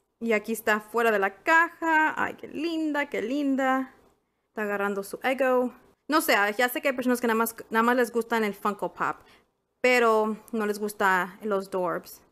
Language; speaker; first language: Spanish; early bilingual, heritage; Spanish